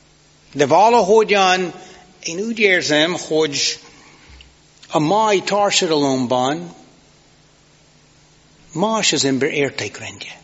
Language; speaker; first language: Hungarian; non-native, fluent; English